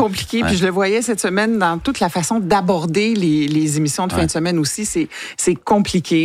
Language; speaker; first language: French; native; French